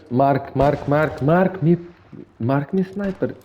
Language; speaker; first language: English; non-native, learner; Ukrainian